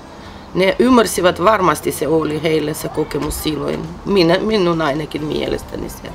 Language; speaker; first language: Finnish; non-native, learner; Ukrainian